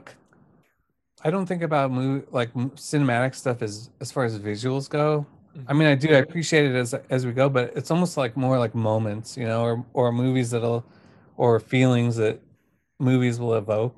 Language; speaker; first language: English; native; English